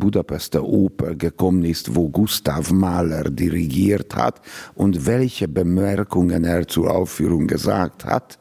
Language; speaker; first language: German; non-native, fluent; Hungarian